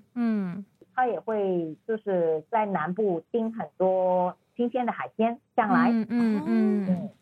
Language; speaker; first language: Chinese; non-native, fluent; Cantonese